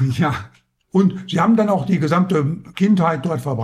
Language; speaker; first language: German; native; German